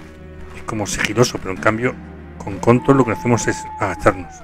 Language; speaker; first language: Spanish; native; Spanish